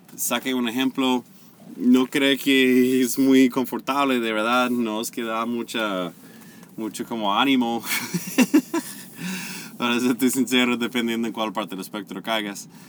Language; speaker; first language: Spanish; non-native, fluent; English